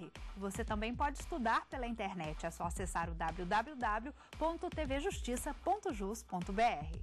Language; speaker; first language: Portuguese; native; Portuguese